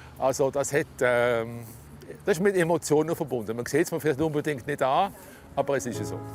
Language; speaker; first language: German; native; German